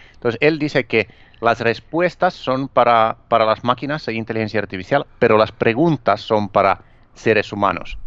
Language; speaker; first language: Spanish; non-native, fluent; Finnish